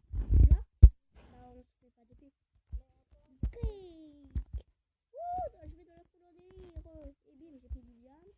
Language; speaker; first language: French; native; French